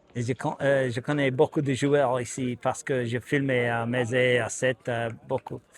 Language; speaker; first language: French; non-native, learner; English